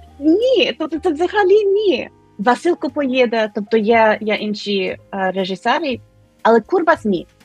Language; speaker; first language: Ukrainian; non-native, fluent; English